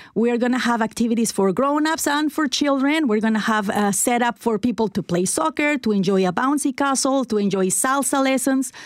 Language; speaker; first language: English; non-native, fluent; Spanish